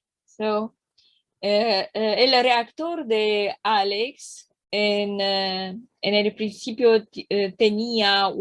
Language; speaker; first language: Spanish; non-native, learner; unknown